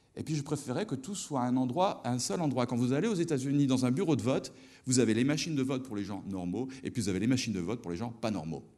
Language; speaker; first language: French; native; French